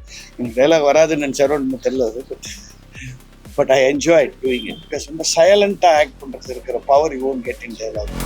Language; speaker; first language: Tamil; native; Tamil